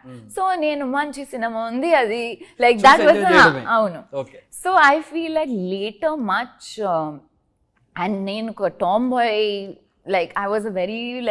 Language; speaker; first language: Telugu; non-native, learner; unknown